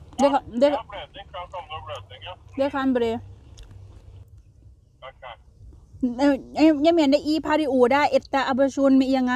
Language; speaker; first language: Norwegian; non-native, learner; Thai